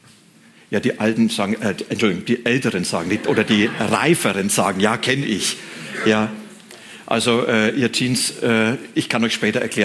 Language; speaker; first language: German; native; German